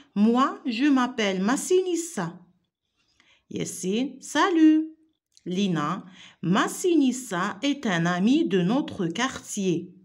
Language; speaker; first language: French; non-native, local second language; Arabic